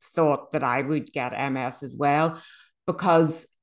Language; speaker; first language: English; native; English